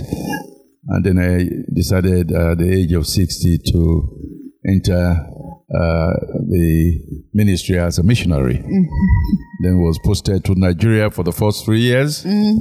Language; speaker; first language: English; non-native, local second language; Krio